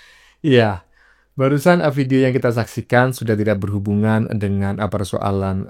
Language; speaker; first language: Indonesian; native; Indonesian